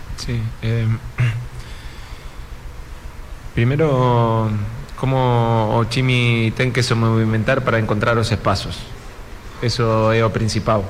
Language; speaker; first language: Portuguese; non-native, fluent; Spanish